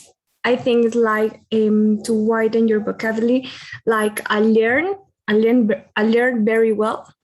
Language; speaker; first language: English; non-native, learner; Spanish